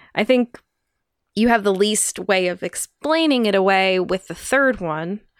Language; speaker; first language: English; native; English